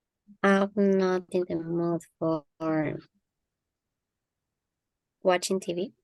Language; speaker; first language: English; non-native, learner; Spanish